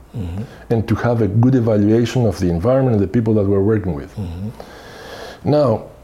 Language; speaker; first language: English; non-native, fluent; Greek